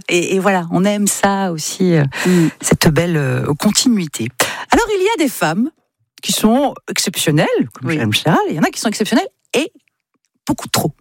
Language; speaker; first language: French; native; French